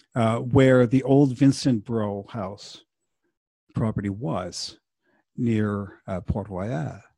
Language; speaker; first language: English; non-native, fluent; French